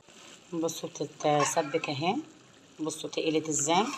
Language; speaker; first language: Arabic; native; Arabic